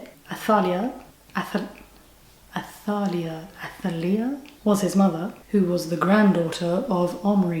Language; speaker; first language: English; native; English